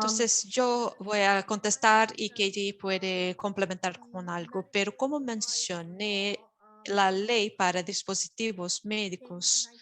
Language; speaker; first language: Spanish; non-native, fluent; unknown